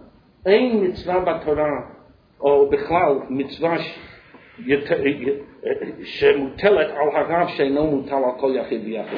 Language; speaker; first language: Hebrew; non-native, fluent; English